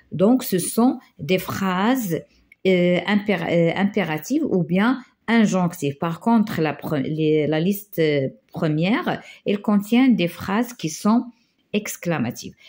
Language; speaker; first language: French; non-native, local second language; Arabic